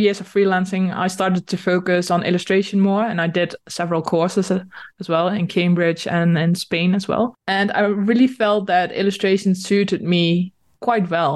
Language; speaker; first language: English; non-native, fluent; Dutch